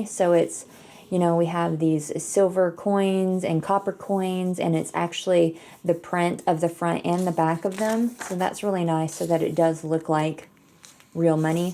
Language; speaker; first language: English; native; English